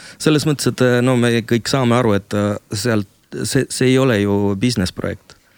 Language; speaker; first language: Estonian; non-native, local second language; Russian